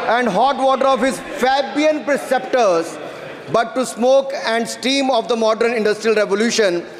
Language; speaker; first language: English; non-native, local second language; Hindi